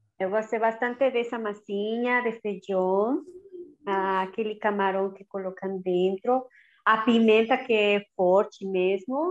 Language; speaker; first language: Portuguese; non-native, learner; Spanish